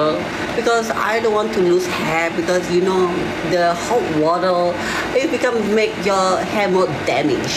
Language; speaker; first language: English; non-native, learner; Malay